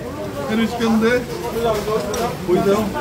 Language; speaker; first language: Korean; native; Korean